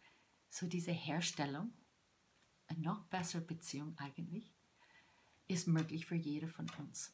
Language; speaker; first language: German; non-native, fluent; English